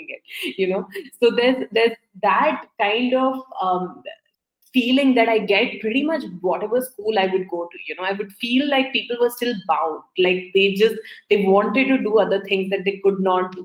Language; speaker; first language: English; non-native, local second language; Hindi